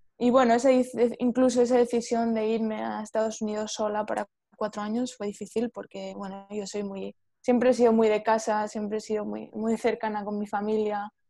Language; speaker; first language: Spanish; native; Spanish